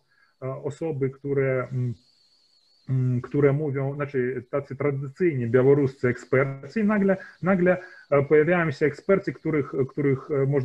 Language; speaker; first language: Polish; early bilingual, heritage; Polish